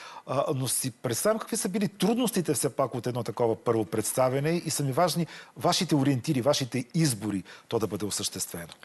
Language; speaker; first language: Bulgarian; native; Bulgarian